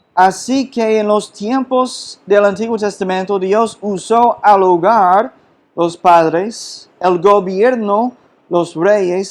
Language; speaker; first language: Spanish; non-native, fluent; English